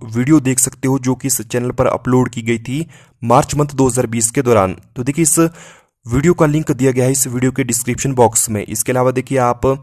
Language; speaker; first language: Hindi; native; Hindi